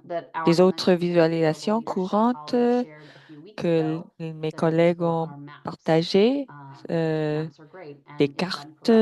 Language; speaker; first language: French; non-native, fluent; English